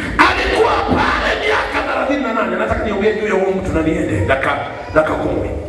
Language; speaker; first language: Swahili; non-native, local second language; Kamba